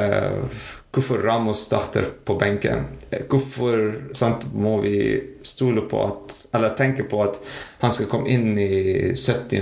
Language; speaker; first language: Norwegian; non-native, fluent; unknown